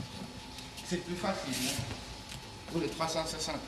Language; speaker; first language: French; non-native, learner; Portuguese